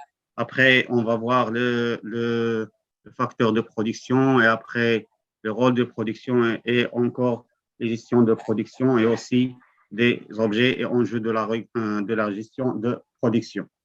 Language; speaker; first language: French; non-native, local second language; Arabic